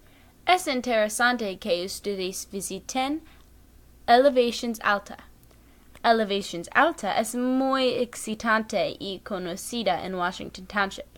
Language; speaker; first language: Spanish; non-native, learner; English